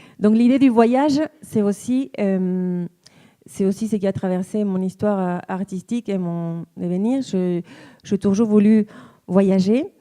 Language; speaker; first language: French; non-native, fluent; Spanish